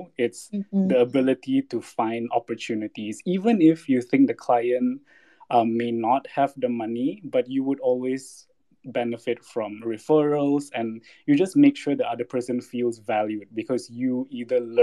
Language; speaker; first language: English; non-native, local second language; Malay